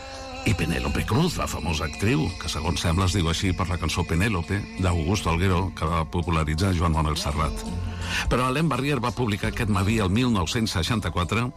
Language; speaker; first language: Catalan; native; Catalan